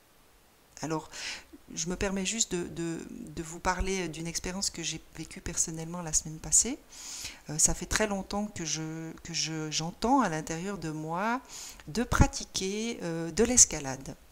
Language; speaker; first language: French; native; French